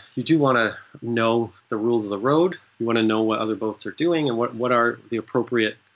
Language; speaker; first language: English; native; English